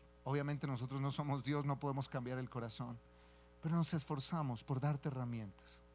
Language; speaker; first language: Spanish; native; Spanish